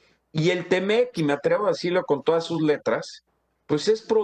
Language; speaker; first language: Spanish; native; Spanish